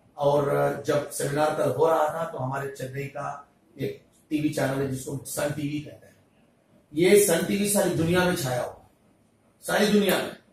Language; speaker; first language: Hindi; non-native, local second language; Urdu